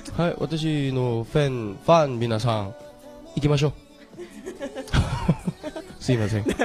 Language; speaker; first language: Japanese; non-native, learner; Korean